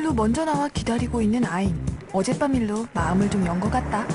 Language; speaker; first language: Korean; native; Korean